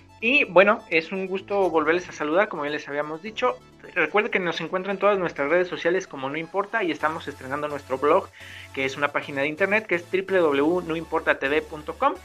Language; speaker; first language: Spanish; native; Spanish